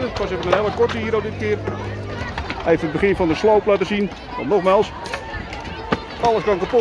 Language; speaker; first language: Dutch; native; Dutch